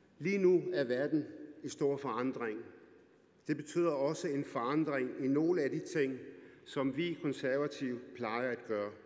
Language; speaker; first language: Danish; early bilingual, other home language; Arabic